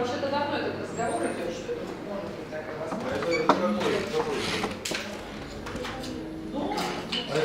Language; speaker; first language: Russian; native; Russian